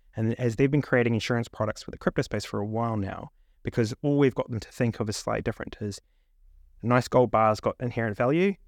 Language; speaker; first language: English; native; English